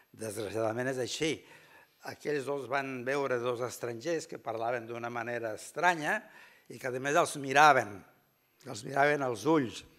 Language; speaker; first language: Catalan; early bilingual, heritage; Catalan